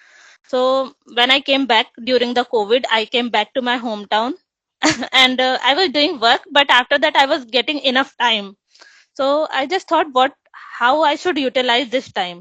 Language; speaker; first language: English; non-native, local second language; Hindi